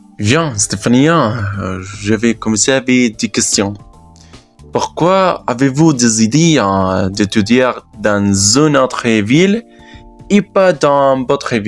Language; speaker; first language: French; non-native, learner; Spanish